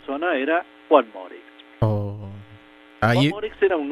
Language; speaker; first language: Spanish; native; Spanish